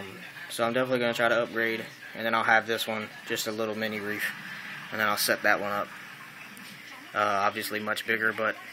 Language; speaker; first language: English; native; English